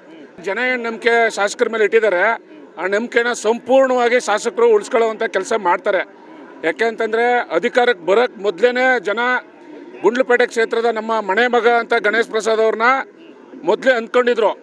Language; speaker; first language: Kannada; native; Kannada